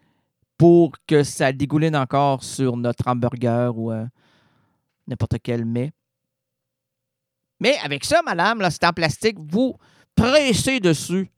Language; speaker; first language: French; native; French